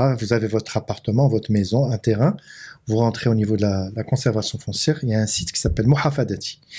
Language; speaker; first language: French; non-native, local second language; Arabic